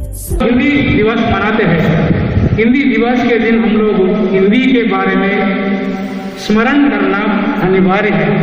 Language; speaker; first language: Hindi; non-native, local second language; Telugu